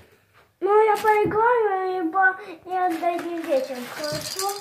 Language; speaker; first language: Russian; native; Russian